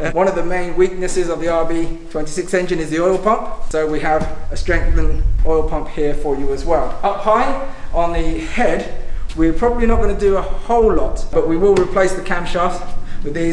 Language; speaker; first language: English; native; English